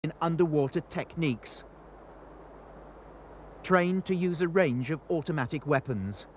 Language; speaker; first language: English; native; English